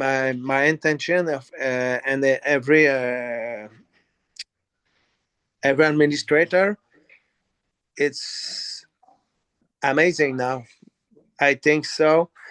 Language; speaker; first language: English; non-native, learner; French